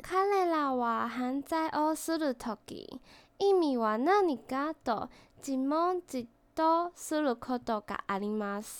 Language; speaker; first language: Japanese; non-native, learner; Chinese